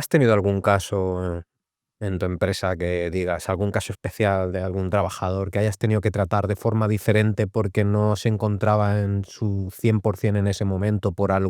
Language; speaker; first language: Spanish; native; Spanish